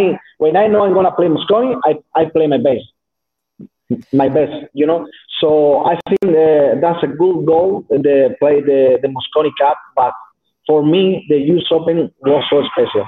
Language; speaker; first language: English; non-native, learner; Spanish